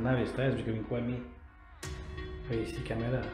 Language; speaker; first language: English; non-native, learner; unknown